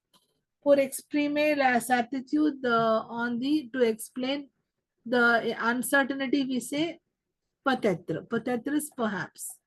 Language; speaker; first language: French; non-native, learner; Telugu